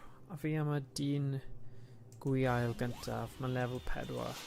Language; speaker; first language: Welsh; non-native, local second language; English